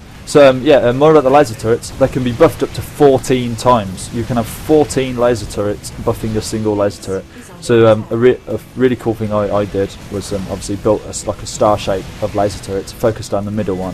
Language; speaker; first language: English; native; English